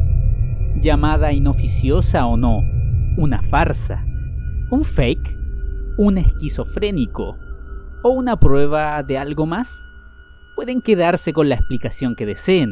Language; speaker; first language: Spanish; native; Spanish